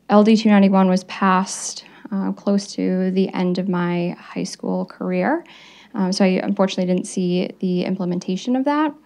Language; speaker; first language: English; native; English